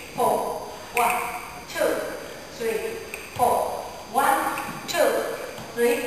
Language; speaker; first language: English; non-native, learner; Chinese